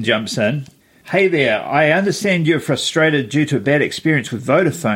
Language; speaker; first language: English; native; English